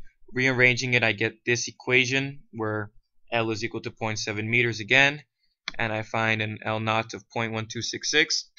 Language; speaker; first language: English; native; English